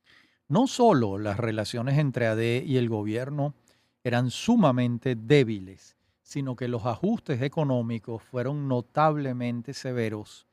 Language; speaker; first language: Spanish; native; Spanish